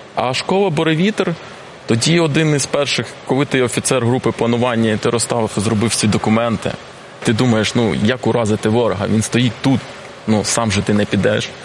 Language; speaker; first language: Ukrainian; non-native, local second language; Russian